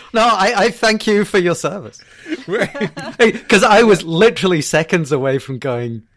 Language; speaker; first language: English; native; English